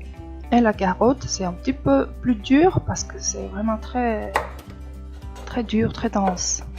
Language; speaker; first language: French; non-native, fluent; Korean